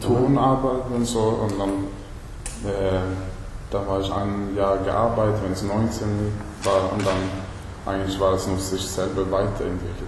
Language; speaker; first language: German; non-native, learner; Swedish